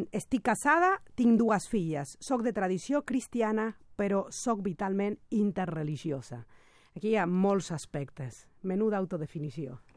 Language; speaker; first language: Catalan; non-native, fluent; Spanish